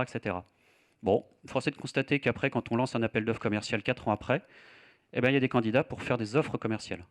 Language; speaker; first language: French; native; French